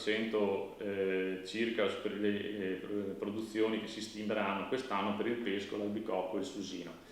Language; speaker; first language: Italian; native; Italian